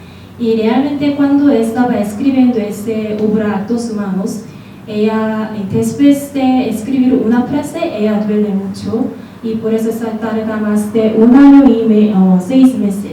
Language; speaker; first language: Spanish; non-native, learner; Korean